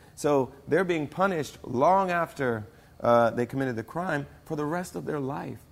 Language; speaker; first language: English; native; English